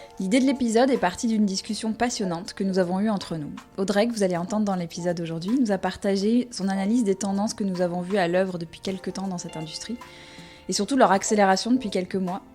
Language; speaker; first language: French; native; French